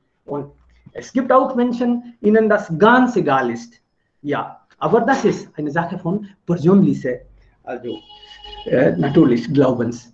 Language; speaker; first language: German; non-native, fluent; Hindi